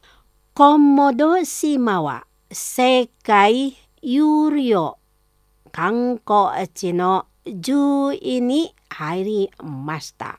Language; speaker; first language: Japanese; non-native, fluent; Indonesian